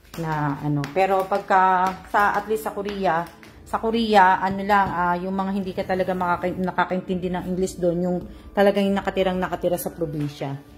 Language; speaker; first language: Filipino; native; Filipino